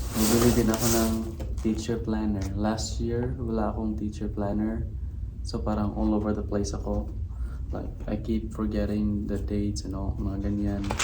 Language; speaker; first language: Filipino; non-native, local second language; Cebuano